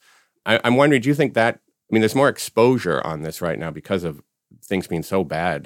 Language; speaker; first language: English; native; English